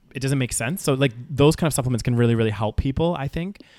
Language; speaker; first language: English; native; English